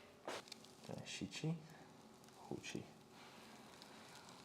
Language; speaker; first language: Chinese; non-native, fluent; English